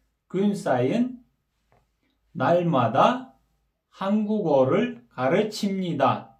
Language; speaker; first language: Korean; non-native, fluent; Kyrgyz